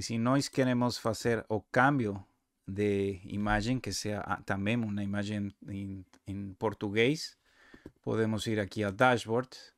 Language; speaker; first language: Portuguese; non-native, learner; Spanish